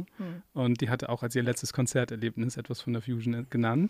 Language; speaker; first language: German; native; German